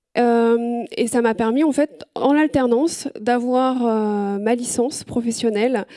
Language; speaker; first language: French; native; French